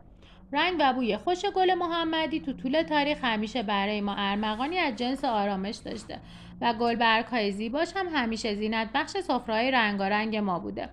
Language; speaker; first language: Persian; native; Persian